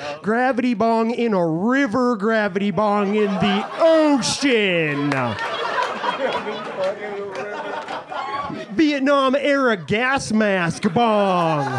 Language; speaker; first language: English; native; English